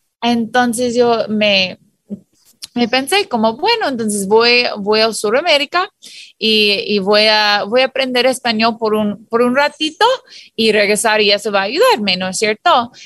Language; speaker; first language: Spanish; non-native, fluent; English